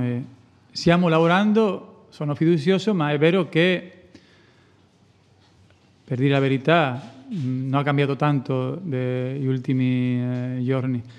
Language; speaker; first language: Italian; non-native, fluent; Spanish